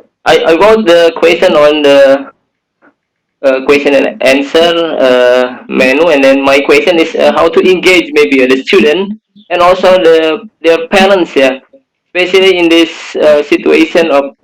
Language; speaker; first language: English; non-native, learner; Indonesian